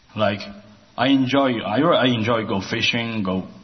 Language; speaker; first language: English; non-native, learner; Chinese